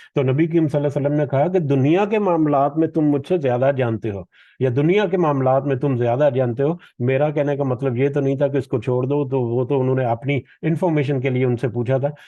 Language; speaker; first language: Urdu; native; Urdu